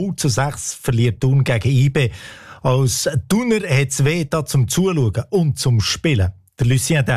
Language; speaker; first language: German; native; German